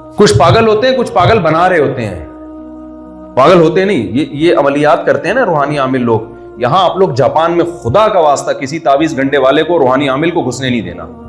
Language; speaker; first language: Urdu; native; Urdu